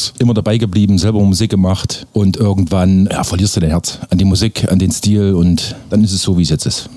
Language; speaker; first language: German; native; German